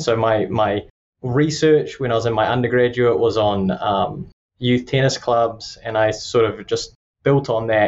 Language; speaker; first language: English; native; English